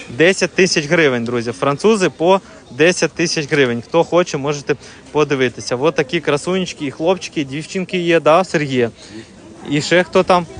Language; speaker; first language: Ukrainian; non-native, local second language; Russian